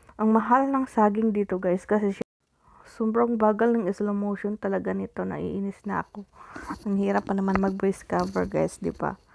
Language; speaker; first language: Filipino; non-native, local second language; Cebuano